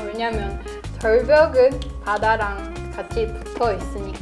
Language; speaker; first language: Korean; non-native, fluent; Chinese